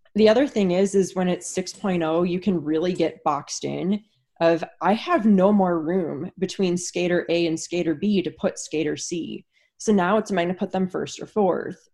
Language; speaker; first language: English; native; English